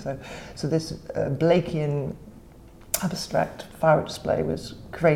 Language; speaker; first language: English; native; English